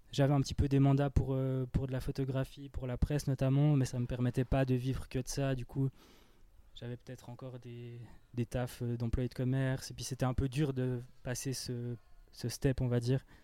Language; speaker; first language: French; native; French